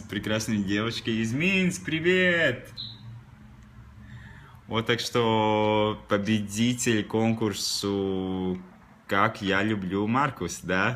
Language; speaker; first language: Russian; non-native, local second language; Latvian